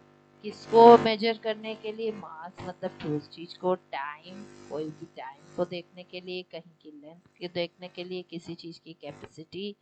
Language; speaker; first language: Hindi; native; Hindi